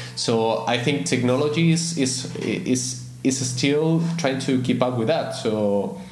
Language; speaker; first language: English; non-native, fluent; Spanish